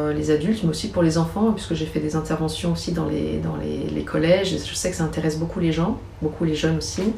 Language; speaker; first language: French; native; French